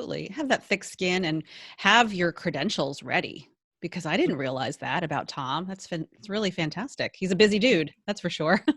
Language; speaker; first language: English; native; English